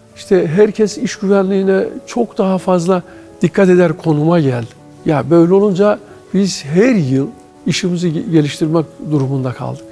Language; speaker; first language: Turkish; native; Turkish